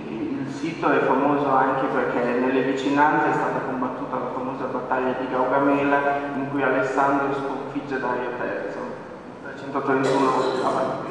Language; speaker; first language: Italian; native; Italian